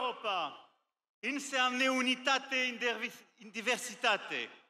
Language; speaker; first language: Romanian; non-native, learner; French